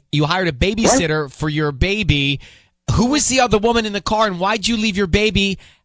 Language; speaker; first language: English; native; English